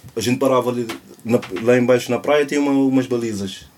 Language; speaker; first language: Portuguese; non-native, local second language; Kabuverdianu